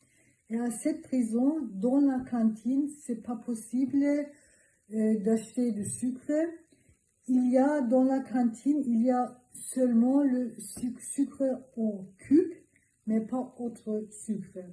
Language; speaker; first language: French; non-native, learner; Turkish